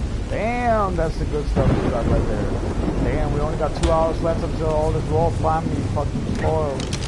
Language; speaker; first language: English; non-native, fluent; Danish